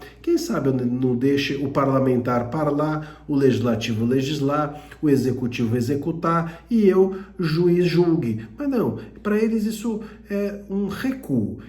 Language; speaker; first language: Portuguese; native; Portuguese